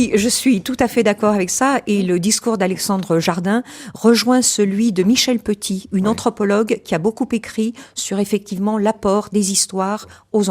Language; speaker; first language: French; native; French